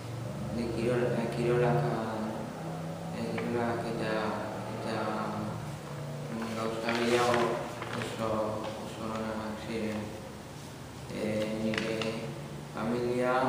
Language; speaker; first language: Basque; non-native, local second language; Spanish